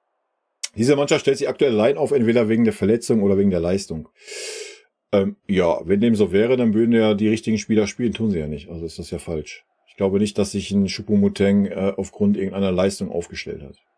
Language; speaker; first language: German; native; German